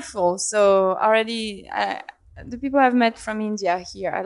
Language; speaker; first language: English; non-native, fluent; French